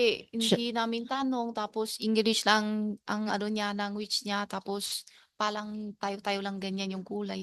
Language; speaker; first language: Filipino; non-native, learner; Chinese